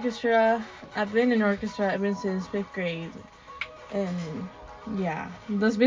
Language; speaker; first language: English; non-native, fluent; Spanish